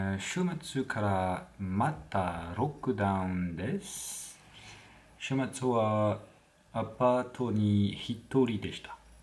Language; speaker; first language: Japanese; non-native, learner; French